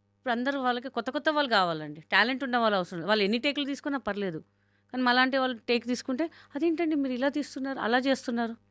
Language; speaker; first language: Telugu; non-native, local second language; Hindi